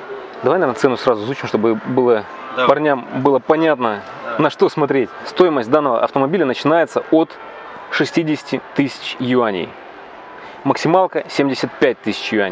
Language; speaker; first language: Russian; native; Russian